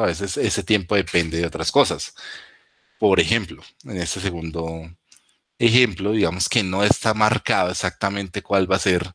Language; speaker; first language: Spanish; native; Spanish